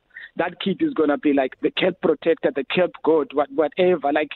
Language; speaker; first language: English; non-native, local second language; Xhosa